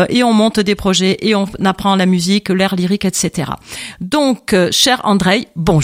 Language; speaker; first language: French; native; French